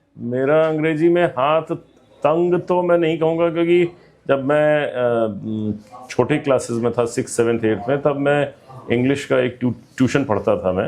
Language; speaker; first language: Hindi; native; Hindi